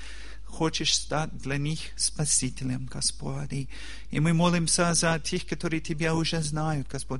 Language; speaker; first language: Russian; non-native, learner; English